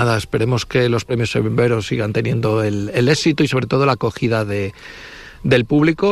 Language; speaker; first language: Spanish; native; Spanish